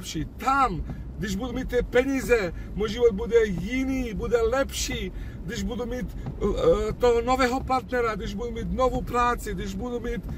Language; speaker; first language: Czech; non-native, fluent; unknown